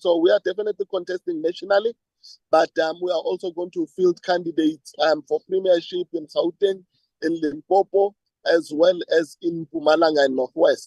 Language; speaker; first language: English; non-native, local second language; Tswana